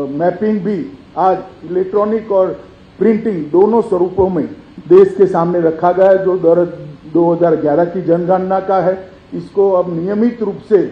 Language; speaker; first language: Hindi; non-native, local second language; Gujarati